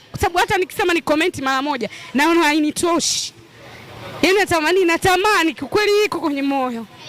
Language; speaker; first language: Swahili; native; Swahili